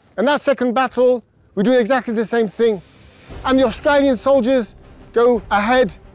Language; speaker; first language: English; native; English